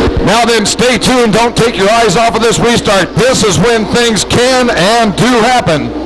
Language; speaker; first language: English; native; English